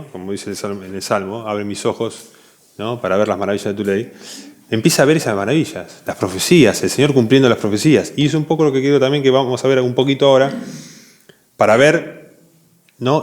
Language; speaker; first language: Spanish; native; Spanish